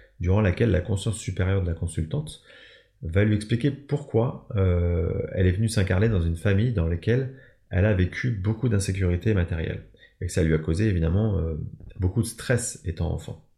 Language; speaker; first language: French; native; French